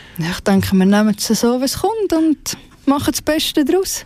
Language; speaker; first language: German; native; German